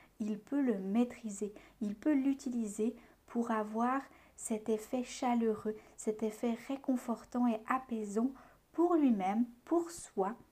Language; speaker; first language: French; native; French